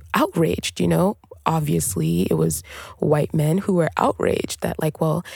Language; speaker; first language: English; non-native, local second language; French